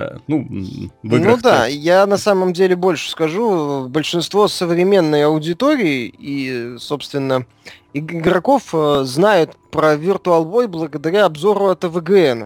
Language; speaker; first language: Russian; native; Russian